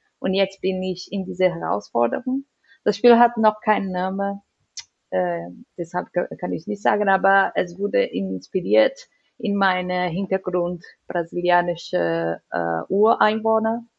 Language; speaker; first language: German; non-native, learner; Portuguese